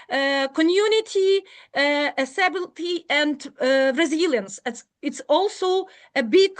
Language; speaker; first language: English; non-native, learner; Ukrainian